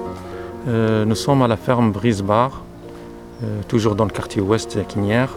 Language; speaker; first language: French; non-native, local second language; Arabic